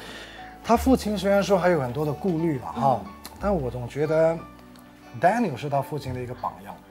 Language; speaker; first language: Chinese; native; Chinese